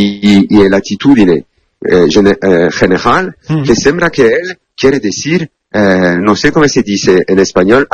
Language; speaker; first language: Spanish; non-native, learner; Italian